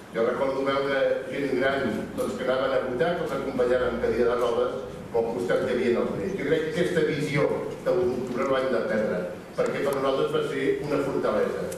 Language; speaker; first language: Catalan; native; Catalan